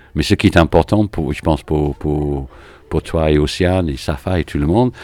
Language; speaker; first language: French; non-native, fluent; English